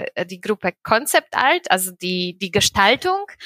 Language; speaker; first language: German; non-native, fluent; Polish